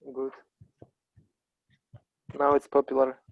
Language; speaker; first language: English; non-native, learner; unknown